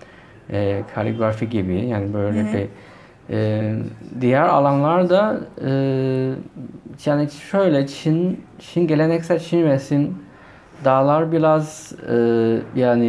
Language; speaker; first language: Turkish; non-native, fluent; Chinese